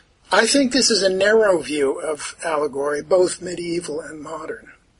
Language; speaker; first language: English; native; English